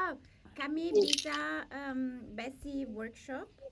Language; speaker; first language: Indonesian; non-native, learner; Italian